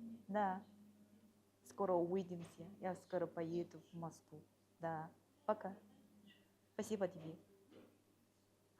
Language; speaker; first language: Russian; non-native, fluent; Mongolian